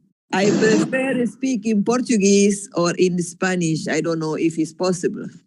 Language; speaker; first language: English; non-native, learner; Portuguese